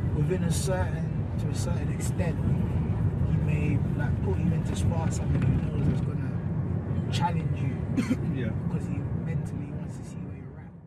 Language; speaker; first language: English; native; English